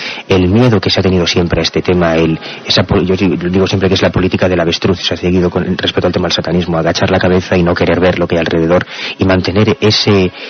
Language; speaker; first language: Spanish; native; Spanish